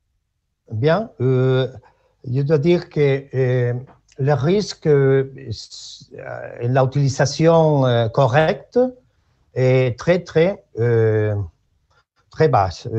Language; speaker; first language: French; non-native, learner; Spanish